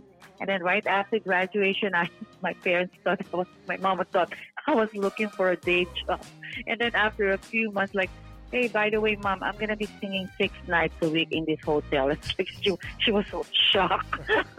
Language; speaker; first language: English; non-native, local second language; Filipino